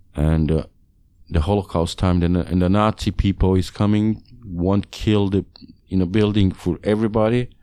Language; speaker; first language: English; non-native, learner; Hungarian